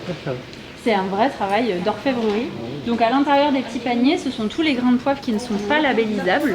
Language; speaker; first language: French; native; French